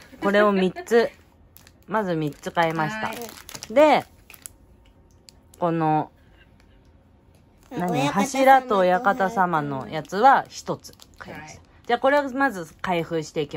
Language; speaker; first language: Japanese; native; Japanese